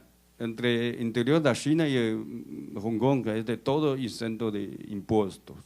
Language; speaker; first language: Spanish; non-native, fluent; Chinese